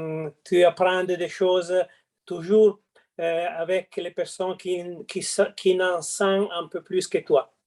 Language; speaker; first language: French; non-native, fluent; Italian